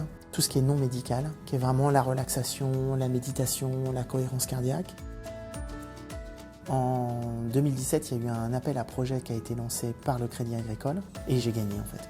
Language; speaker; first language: French; native; French